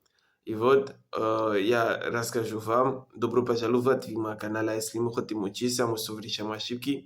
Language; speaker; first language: Russian; non-native, learner; French